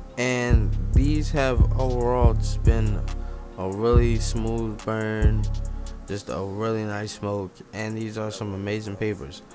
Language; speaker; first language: English; native; English